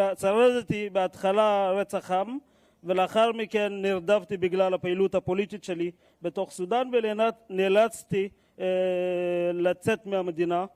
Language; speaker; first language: Hebrew; non-native, fluent; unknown